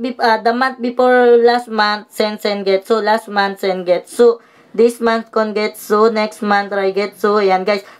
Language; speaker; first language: Filipino; native; Filipino